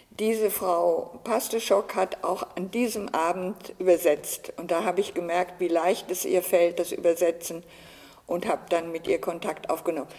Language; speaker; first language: German; native; German